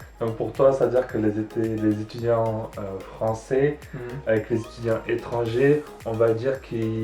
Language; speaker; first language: French; native; French